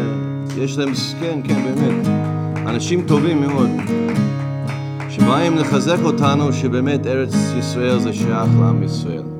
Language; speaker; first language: Hebrew; non-native, fluent; English